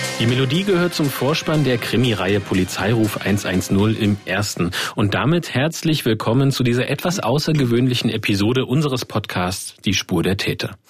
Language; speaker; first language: German; native; German